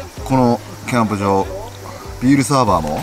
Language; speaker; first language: Japanese; native; Japanese